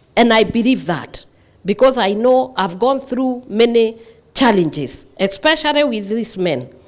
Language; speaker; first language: English; non-native, local second language; Swahili